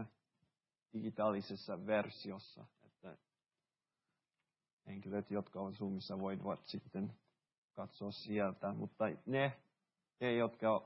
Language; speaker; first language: Finnish; early bilingual, heritage; Finnish